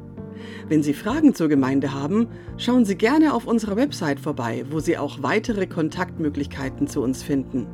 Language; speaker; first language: German; native; German